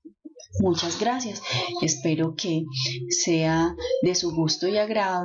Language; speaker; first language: Spanish; native; Spanish